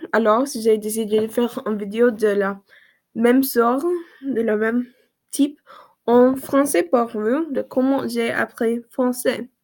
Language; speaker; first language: French; non-native, learner; English